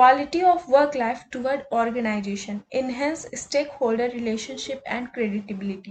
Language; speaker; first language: English; non-native, local second language; Hindi